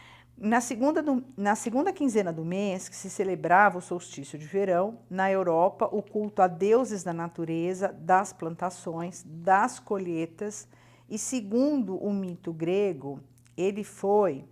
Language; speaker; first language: Portuguese; native; Portuguese